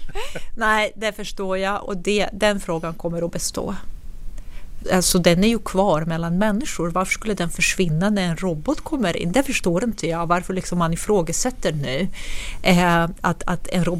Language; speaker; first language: Swedish; non-native, fluent; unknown